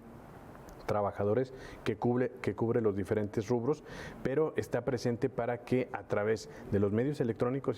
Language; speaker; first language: Spanish; native; Spanish